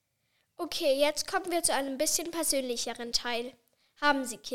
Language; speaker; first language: German; native; German